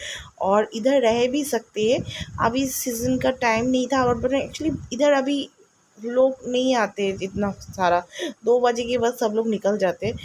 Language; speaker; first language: Hindi; non-native, local second language; Bangla